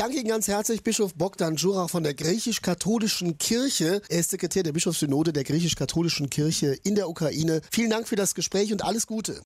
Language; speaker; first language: German; native; German